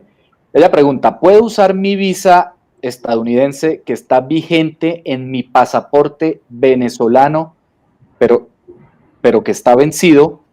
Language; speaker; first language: Spanish; native; Spanish